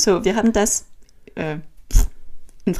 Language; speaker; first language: German; non-native, learner; French